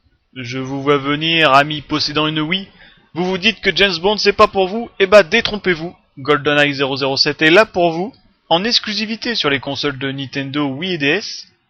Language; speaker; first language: French; native; French